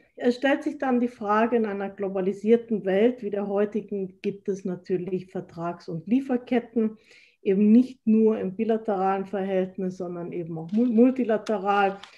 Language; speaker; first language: German; native; German